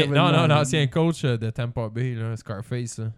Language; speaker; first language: French; native; French